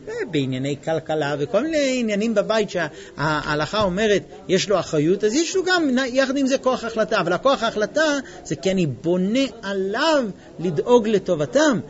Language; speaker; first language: Hebrew; non-native, fluent; English